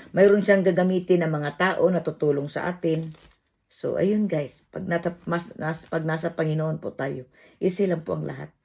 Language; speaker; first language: Filipino; non-native, local second language; Cebuano